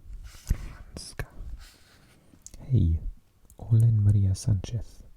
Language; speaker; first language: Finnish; non-native, learner; English